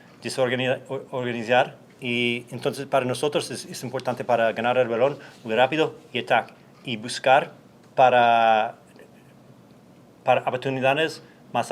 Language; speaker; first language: Spanish; non-native, learner; English